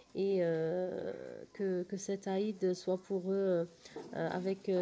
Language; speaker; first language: French; non-native, local second language; Arabic